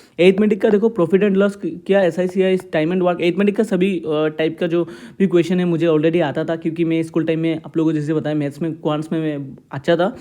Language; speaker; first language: Hindi; non-native, local second language; Assamese